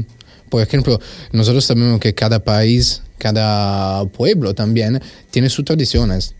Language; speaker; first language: Spanish; non-native, fluent; Italian